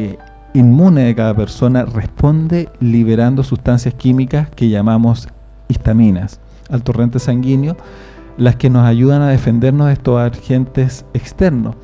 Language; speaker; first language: Spanish; native; Spanish